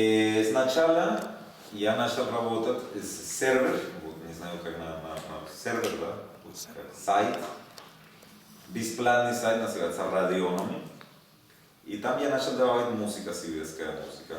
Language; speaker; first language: Russian; non-native, learner; Spanish